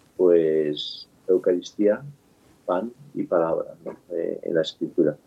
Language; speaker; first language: Spanish; native; Spanish